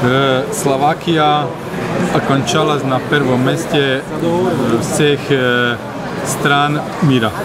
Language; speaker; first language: Russian; non-native, learner; Slovak